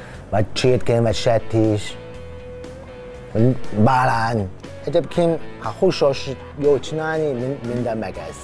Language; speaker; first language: Hungarian; non-native, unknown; Chinese